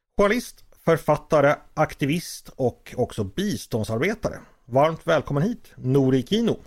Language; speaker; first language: Swedish; native; Swedish